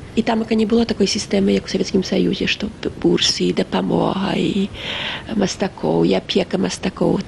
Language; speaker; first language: Belarusian; early bilingual, heritage; Belarusian